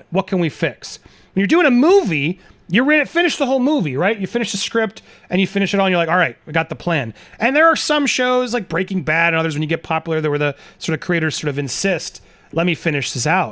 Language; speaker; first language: English; native; English